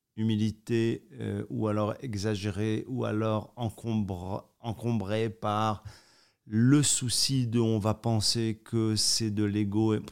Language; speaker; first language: French; native; French